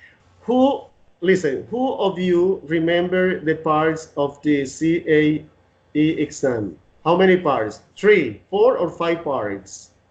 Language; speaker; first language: English; non-native, fluent; Spanish